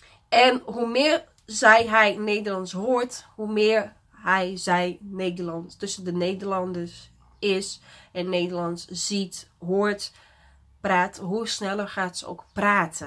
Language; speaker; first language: Dutch; non-native, fluent; Portuguese